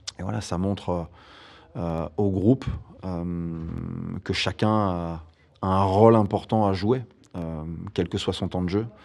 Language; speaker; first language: French; native; French